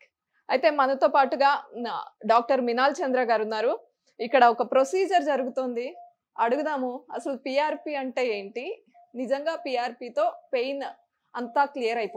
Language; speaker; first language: Telugu; native; Telugu